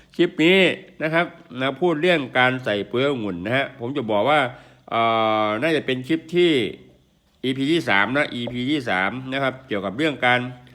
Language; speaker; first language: Thai; non-native, local second language; Northeastern Thai